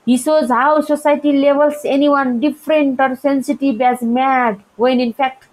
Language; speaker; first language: English; non-native, local second language; Nepali